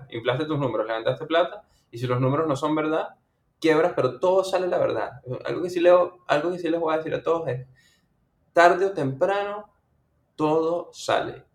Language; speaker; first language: Spanish; native; Spanish